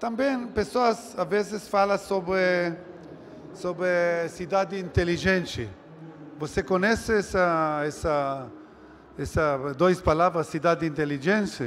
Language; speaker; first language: Portuguese; non-native, learner; Hebrew